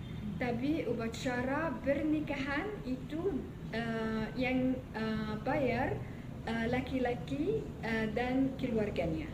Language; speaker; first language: Indonesian; non-native, fluent; Arabic